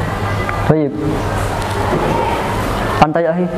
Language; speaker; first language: Indonesian; native; Indonesian